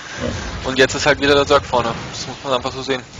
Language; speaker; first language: German; native; German